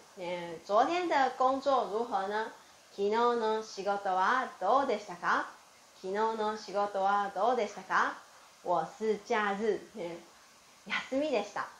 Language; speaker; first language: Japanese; non-native, fluent; Chinese